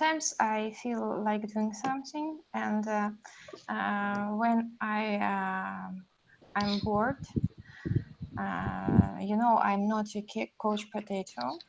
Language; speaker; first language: English; non-native, learner; Russian